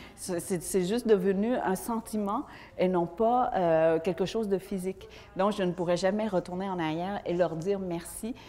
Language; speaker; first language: French; early bilingual, other home language; Vietnamese